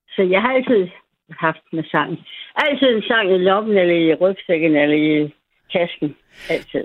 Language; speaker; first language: Danish; native; Danish